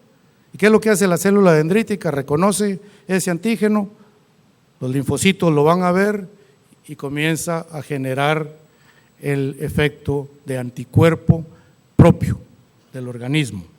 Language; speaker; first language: Spanish; native; Spanish